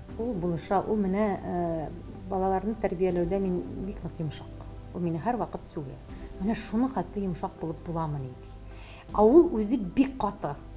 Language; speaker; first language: Tatar; native; Tatar